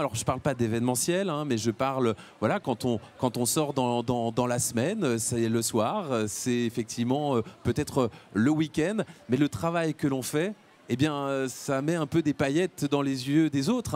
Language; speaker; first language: French; native; French